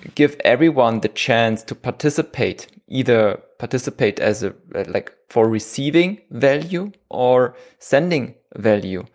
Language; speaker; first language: English; non-native, fluent; German